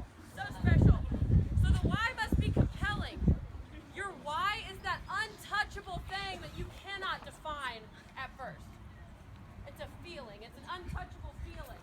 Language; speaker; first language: English; native; English